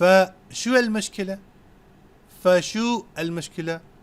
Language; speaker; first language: Arabic; non-native, fluent; Urdu